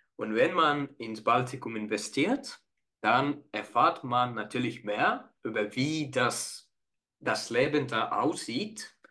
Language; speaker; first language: German; non-native, fluent; Estonian